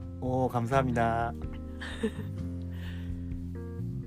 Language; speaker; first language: Japanese; non-native, fluent; Korean